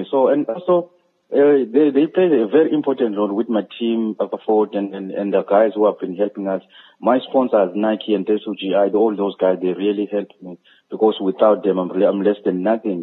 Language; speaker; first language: English; non-native, local second language; Zulu